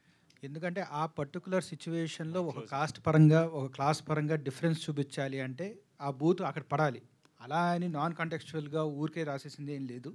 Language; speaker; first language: Telugu; native; Telugu